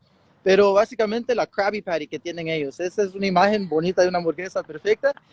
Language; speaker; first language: Spanish; early bilingual, heritage; Spanish